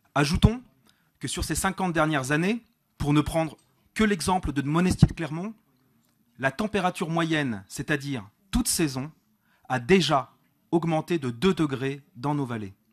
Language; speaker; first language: French; native; French